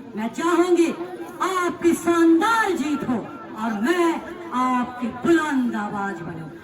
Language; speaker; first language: Hindi; native; Hindi